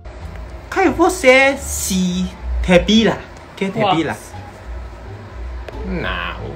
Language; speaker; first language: Portuguese; non-native, learner; Chinese